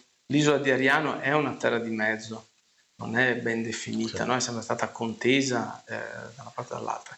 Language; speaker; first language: Italian; native; Italian